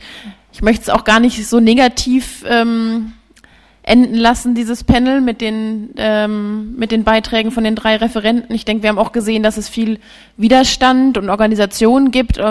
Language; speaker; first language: German; native; German